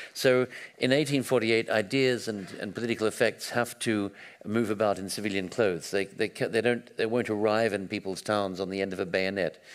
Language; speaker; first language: English; native; English